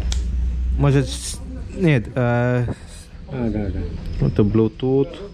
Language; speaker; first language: Russian; non-native, learner; Tamil